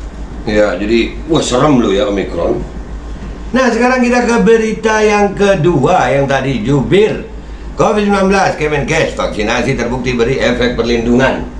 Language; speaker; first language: Indonesian; native; Indonesian